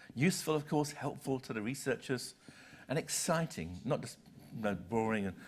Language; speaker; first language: English; native; English